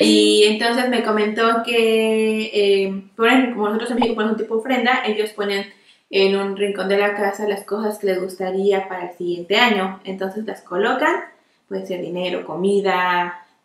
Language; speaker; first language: Spanish; native; Spanish